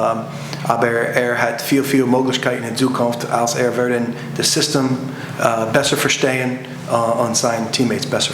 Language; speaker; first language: German; non-native, learner; English